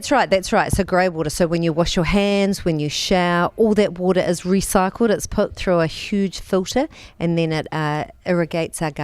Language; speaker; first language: English; native; English